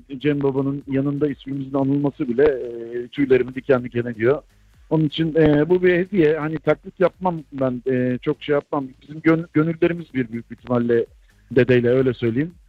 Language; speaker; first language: Turkish; native; Turkish